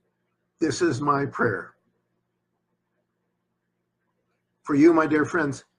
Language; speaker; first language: English; native; English